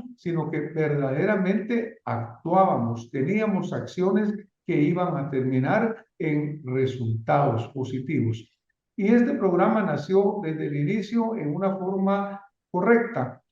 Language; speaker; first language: Spanish; native; Spanish